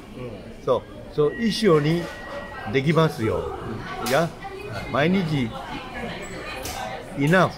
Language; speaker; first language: Japanese; non-native, learner; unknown